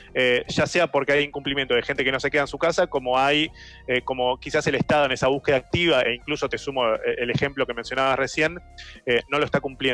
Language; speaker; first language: Spanish; native; Spanish